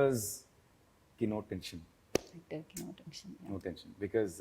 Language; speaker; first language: Telugu; non-native, learner; Tamil